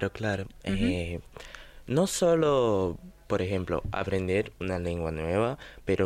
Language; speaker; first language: Spanish; non-native, fluent; Portuguese